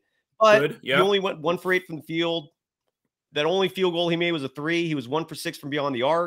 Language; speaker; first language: English; native; English